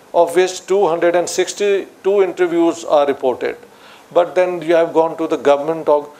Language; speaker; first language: English; non-native, local second language; Punjabi